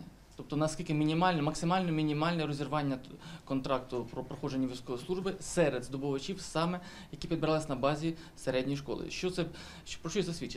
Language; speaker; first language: Ukrainian; native; Ukrainian